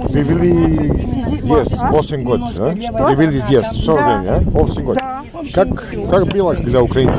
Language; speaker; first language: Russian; non-native, learner; Serbian